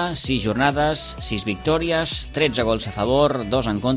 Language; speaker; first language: Catalan; native; Catalan